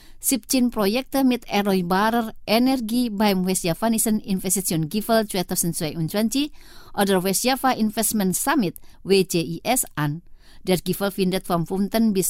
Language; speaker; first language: German; non-native, fluent; Indonesian